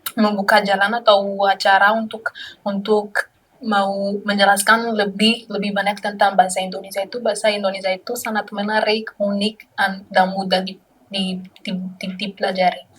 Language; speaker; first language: Indonesian; non-native, learner; Malagasy